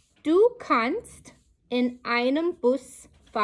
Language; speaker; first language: German; non-native, learner; English